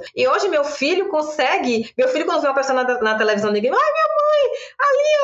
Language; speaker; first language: Portuguese; native; Portuguese